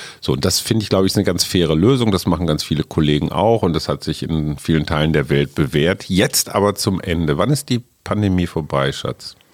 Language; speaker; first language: German; native; German